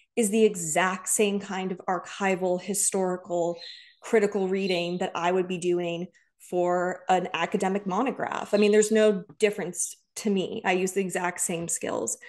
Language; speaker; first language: English; native; English